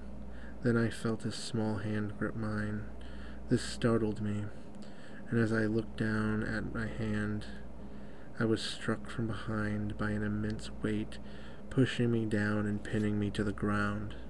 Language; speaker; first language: English; native; English